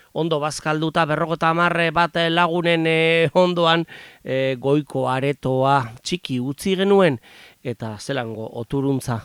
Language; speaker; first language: Basque; native; Basque